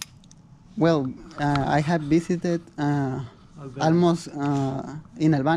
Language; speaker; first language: English; non-native, learner; Spanish